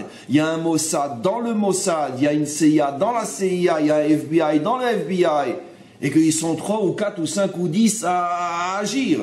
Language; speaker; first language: French; native; French